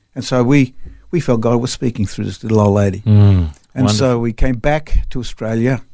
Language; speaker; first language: English; non-native, local second language; French